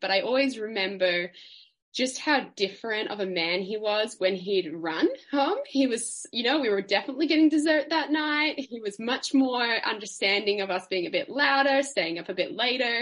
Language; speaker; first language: English; native; English